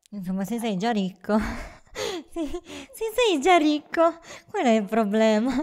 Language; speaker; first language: Italian; native; Italian